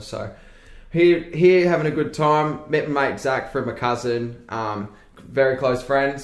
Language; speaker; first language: English; native; English